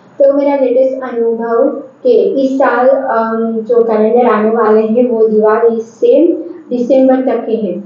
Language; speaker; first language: Hindi; early bilingual, heritage; Hindi